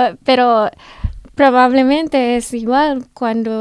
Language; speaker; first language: Spanish; non-native, learner; Indonesian